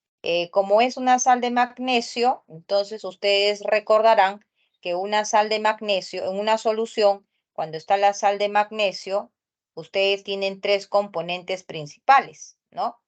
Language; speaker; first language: Spanish; native; Spanish